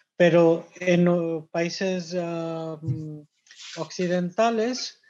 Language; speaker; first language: Spanish; non-native, fluent; Bangla